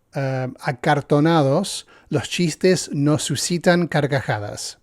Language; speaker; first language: Spanish; early bilingual, heritage; Spanish